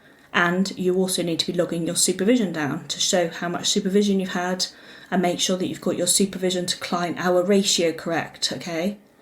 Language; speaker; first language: English; native; English